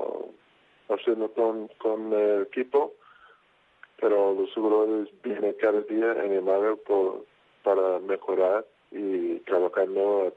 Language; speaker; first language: Spanish; non-native, fluent; English